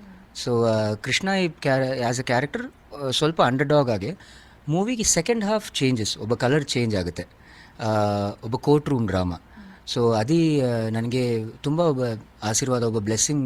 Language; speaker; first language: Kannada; non-native, learner; Malayalam